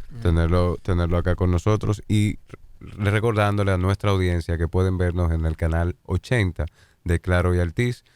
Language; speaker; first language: Spanish; native; Spanish